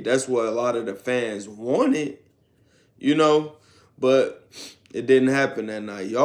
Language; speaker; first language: English; native; English